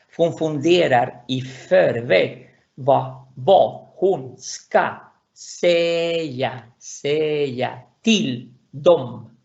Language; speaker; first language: Swedish; non-native, fluent; Spanish